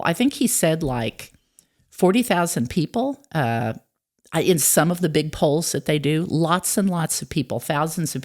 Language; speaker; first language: English; native; English